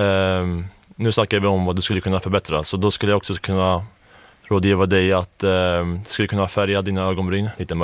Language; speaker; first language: Swedish; native; Swedish